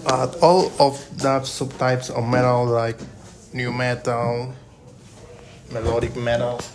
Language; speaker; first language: English; non-native, learner; Spanish